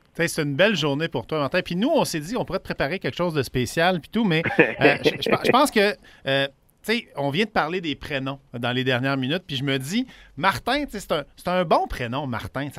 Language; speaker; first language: French; native; French